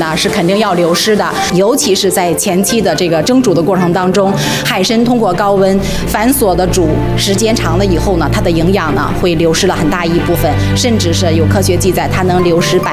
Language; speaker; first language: Chinese; native; Chinese